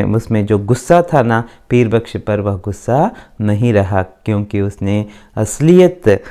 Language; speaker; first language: Hindi; non-native, local second language; Kannada